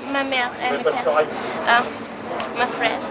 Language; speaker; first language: French; non-native, learner; English